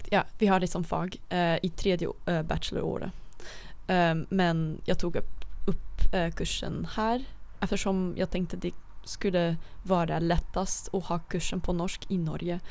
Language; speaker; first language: Swedish; non-native, fluent; Dutch